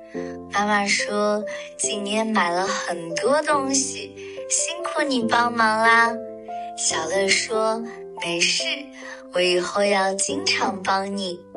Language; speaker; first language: Chinese; native; Chinese